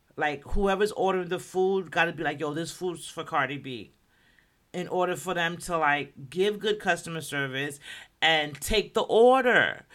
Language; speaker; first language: English; native; English